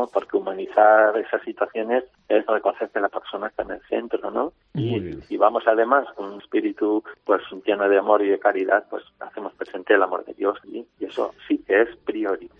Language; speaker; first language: Spanish; native; Spanish